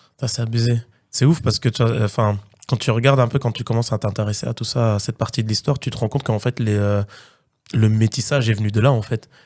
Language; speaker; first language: French; native; French